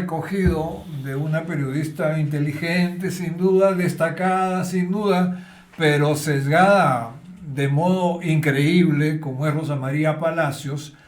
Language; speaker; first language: Spanish; native; Spanish